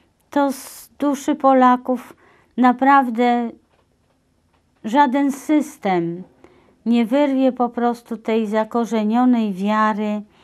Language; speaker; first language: Polish; native; Polish